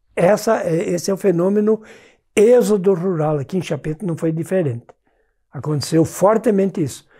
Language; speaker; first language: Portuguese; non-native, local second language; German